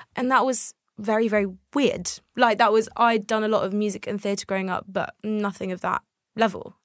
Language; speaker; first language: English; native; English